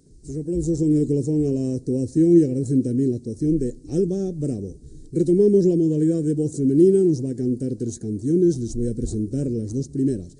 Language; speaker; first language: Spanish; native; Spanish